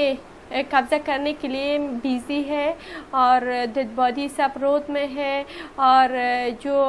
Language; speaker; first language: Hindi; non-native, learner; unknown